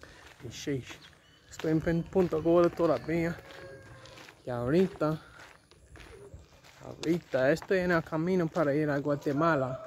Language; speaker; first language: Spanish; non-native, learner; English